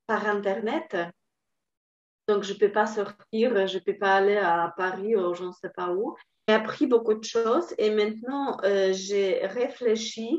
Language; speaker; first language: French; non-native, learner; Polish